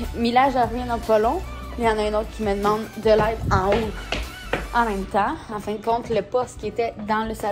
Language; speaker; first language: French; native; French